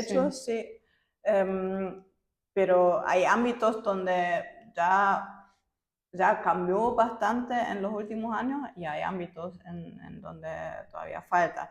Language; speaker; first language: Spanish; non-native, fluent; German